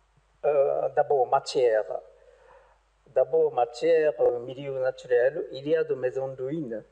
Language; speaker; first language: French; non-native, learner; Japanese